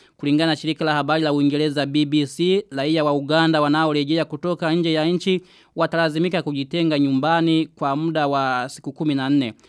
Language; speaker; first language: Swahili; non-native, local second language; Rundi